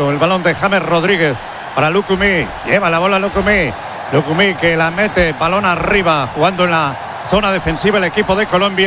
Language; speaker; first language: Spanish; native; Spanish